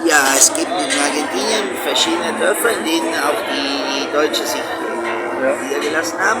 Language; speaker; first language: German; early bilingual, heritage; Spanish